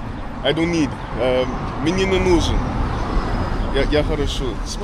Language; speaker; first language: Russian; non-native, learner; English